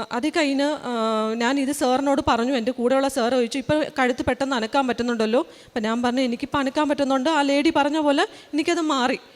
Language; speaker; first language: Malayalam; early bilingual, heritage; Malayalam